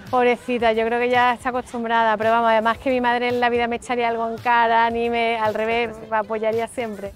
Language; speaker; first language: Spanish; native; Spanish